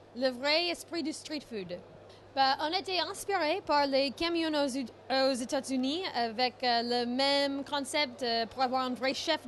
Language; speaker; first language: French; non-native, fluent; English